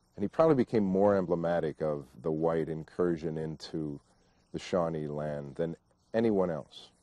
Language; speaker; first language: English; native; English